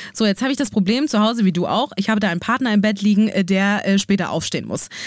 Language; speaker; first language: German; native; German